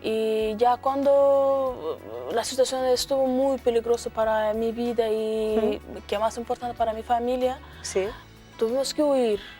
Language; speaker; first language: Spanish; non-native, learner; Azerbaijani